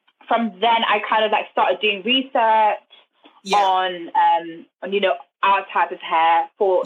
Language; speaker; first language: English; non-native, fluent; German